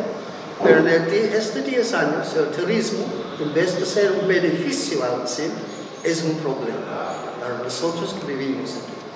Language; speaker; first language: Spanish; non-native, fluent; English